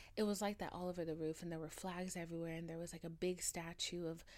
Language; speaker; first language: English; early bilingual, other home language; Haitian Creole